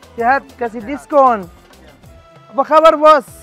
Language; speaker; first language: Indonesian; non-native, learner; Arabic